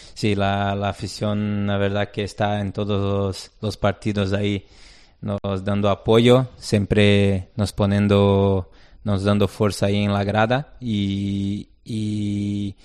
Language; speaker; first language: Spanish; non-native, fluent; Portuguese